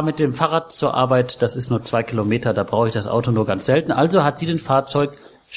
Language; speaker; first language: German; native; German